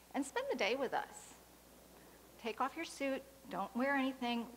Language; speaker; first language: English; native; English